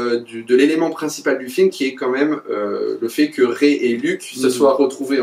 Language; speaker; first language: French; native; French